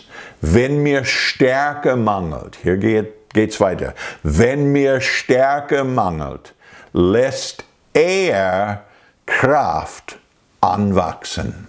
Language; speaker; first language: German; non-native, fluent; English